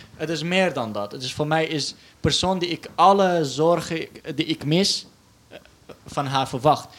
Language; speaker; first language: Dutch; non-native, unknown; Arabic